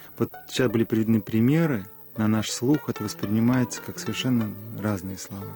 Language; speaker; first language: Russian; native; Russian